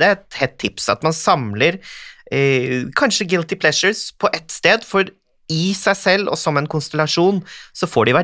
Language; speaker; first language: Norwegian; native; Norwegian